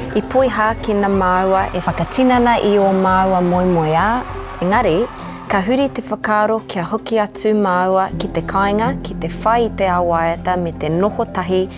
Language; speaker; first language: Māori; non-native, local second language; English